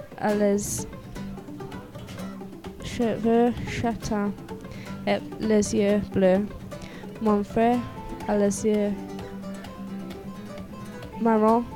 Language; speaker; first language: French; non-native, learner; English